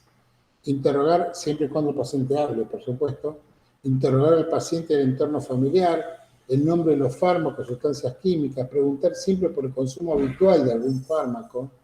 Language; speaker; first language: Spanish; native; Spanish